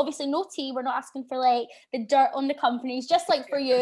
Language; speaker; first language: English; native; English